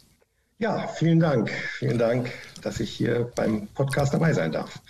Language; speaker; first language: German; native; German